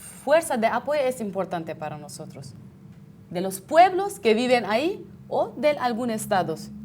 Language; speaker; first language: Spanish; non-native, fluent; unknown